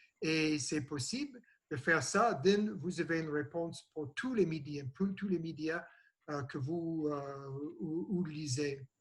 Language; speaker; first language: French; non-native, learner; English